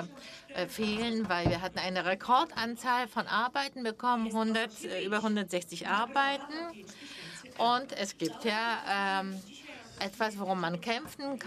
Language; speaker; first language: German; non-native, fluent; Polish